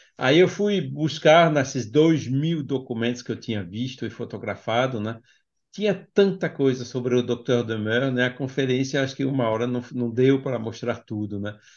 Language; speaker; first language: Portuguese; non-native, fluent; French